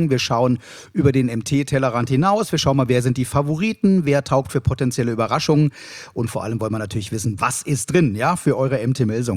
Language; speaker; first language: German; native; German